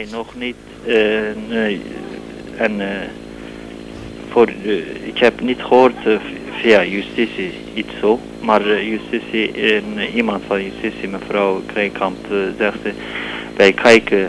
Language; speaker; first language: Dutch; non-native, learner; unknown